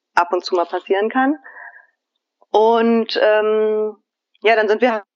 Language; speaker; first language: German; native; German